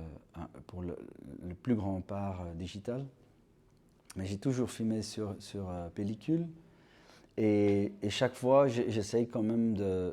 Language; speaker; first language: French; non-native, local second language; Dutch